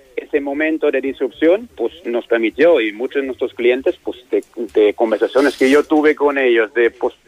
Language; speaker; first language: Spanish; non-native, fluent; German